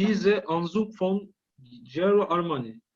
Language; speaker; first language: German; non-native, learner; Turkish